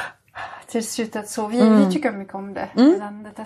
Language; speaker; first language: Swedish; non-native, fluent; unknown